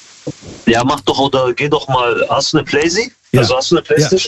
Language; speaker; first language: German; early bilingual, other home language; Kurdish